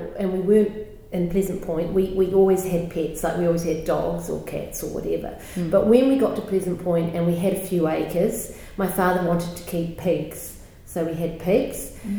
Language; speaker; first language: English; native; English